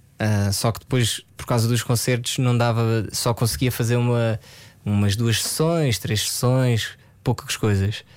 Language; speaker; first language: Portuguese; early bilingual, other home language; French